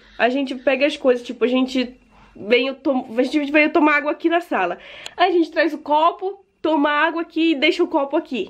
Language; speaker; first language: Portuguese; native; Portuguese